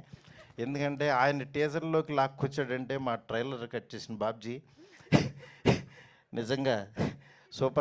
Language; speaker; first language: Telugu; native; Telugu